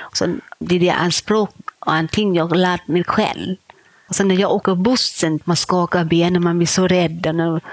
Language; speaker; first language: Swedish; non-native, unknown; Thai